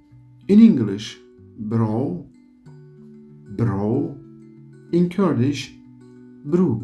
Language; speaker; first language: English; non-native, learner; Kurdish